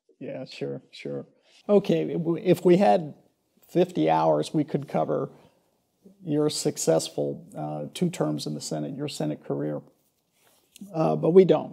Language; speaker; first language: English; native; English